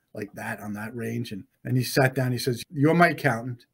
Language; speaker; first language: English; native; English